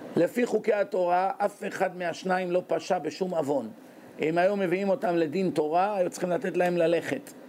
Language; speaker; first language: Hebrew; native; Hebrew